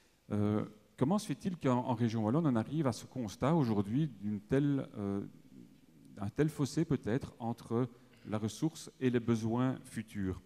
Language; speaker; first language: French; native; French